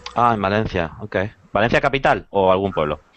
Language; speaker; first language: Spanish; native; Spanish